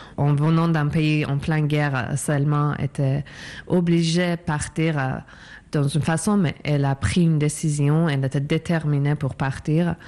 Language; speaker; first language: French; non-native, fluent; Persian